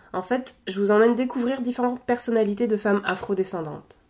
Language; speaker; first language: French; native; French